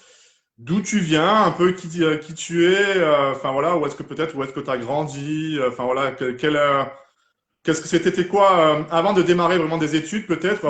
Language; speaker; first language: French; native; French